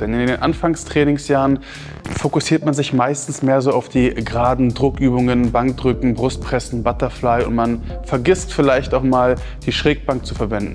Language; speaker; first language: German; native; German